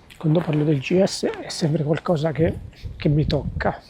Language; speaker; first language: Italian; native; Italian